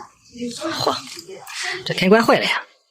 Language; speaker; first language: Chinese; native; Chinese